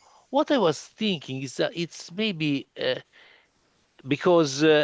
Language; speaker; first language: English; non-native, learner; Italian